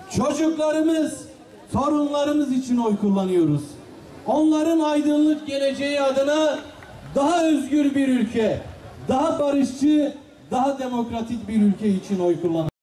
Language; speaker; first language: Turkish; non-native, local second language; Kurdish